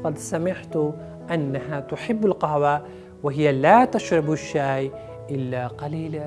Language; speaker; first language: Arabic; non-native, fluent; Urdu